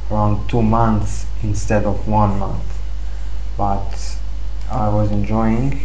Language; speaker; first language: English; non-native, fluent; Serbian